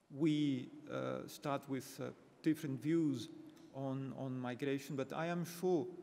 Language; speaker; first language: English; non-native, fluent; Spanish